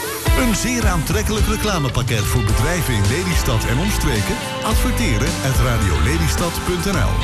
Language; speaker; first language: Dutch; native; Dutch